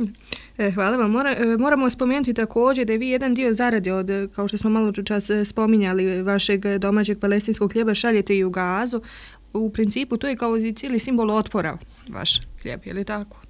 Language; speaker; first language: Croatian; native; Croatian